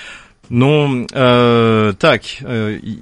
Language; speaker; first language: Russian; non-native, fluent; French